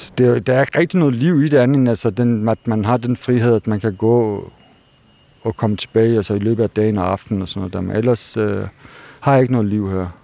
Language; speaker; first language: Danish; early bilingual, other home language; Kurdish